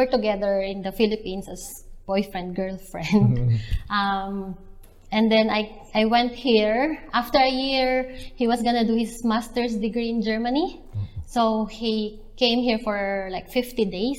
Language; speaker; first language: English; non-native, local second language; Filipino